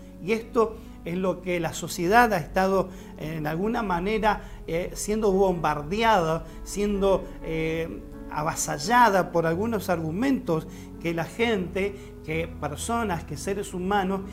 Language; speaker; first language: Spanish; native; Spanish